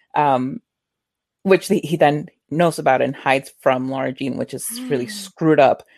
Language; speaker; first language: English; early bilingual, other home language; Spanish